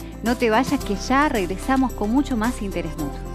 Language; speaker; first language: Spanish; native; Spanish